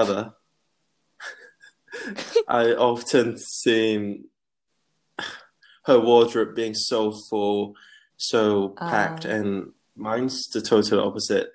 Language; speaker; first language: English; non-native, local second language; Cantonese